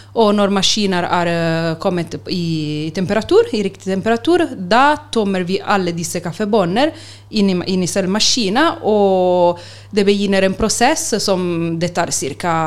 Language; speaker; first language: Norwegian; non-native, learner; Italian